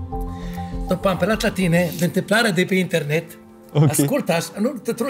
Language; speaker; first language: Romanian; non-native, fluent; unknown